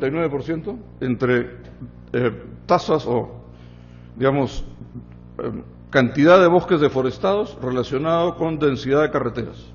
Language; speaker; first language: Spanish; native; Spanish